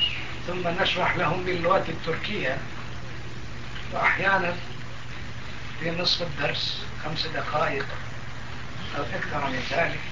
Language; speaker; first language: Arabic; non-native, fluent; Turkish